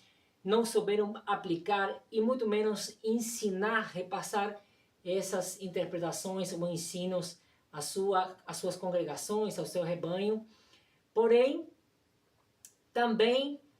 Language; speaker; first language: Portuguese; non-native, fluent; Spanish